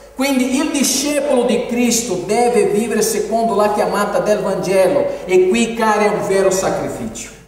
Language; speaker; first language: Italian; non-native, fluent; Portuguese